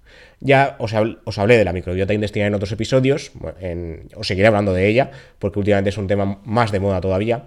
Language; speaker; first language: Spanish; native; Spanish